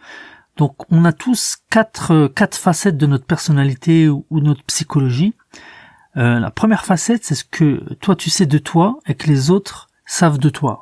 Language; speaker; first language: French; native; French